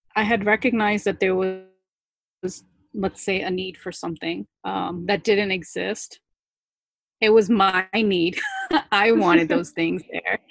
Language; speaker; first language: English; early bilingual, other home language; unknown